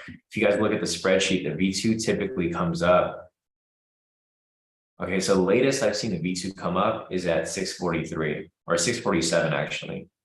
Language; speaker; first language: English; native; English